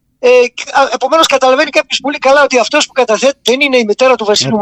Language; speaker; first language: Greek; native; Greek